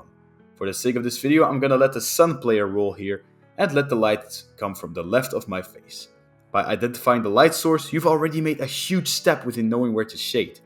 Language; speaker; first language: English; non-native, fluent; Dutch